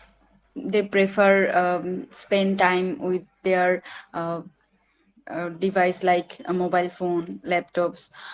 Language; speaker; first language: English; non-native, learner; Bangla